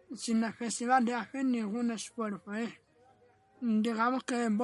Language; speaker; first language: Spanish; non-native, fluent; Arabic